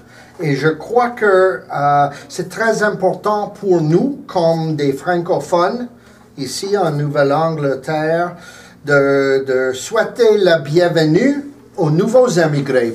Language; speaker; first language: French; early bilingual, heritage; English